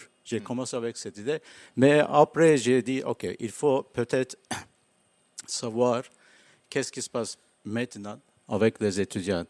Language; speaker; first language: French; non-native, learner; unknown